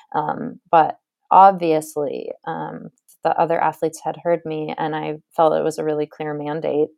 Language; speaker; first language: English; native; English